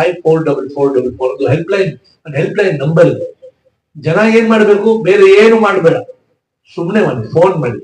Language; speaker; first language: Kannada; non-native, local second language; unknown